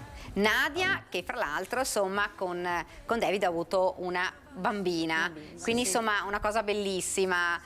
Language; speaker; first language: Italian; native; Italian